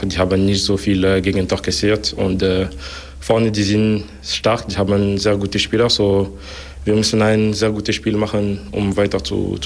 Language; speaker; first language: German; non-native, local second language; French